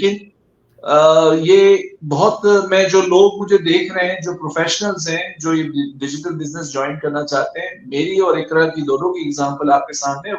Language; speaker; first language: Urdu; native; Urdu